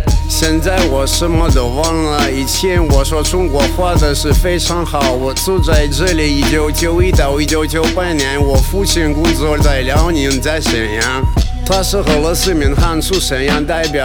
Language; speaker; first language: Chinese; non-native, learner; Russian